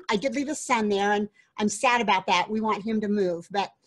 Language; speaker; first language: English; native; English